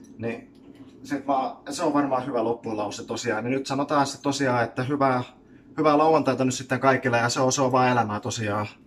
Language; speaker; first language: Finnish; native; Finnish